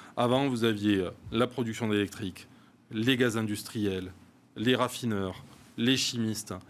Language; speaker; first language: French; native; French